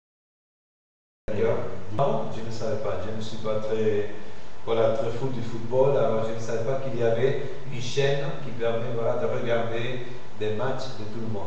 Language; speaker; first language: French; non-native, fluent; Spanish